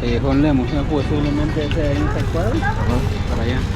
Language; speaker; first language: Spanish; native; Spanish